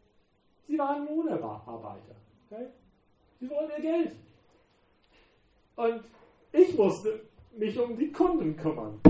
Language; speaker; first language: German; non-native, fluent; English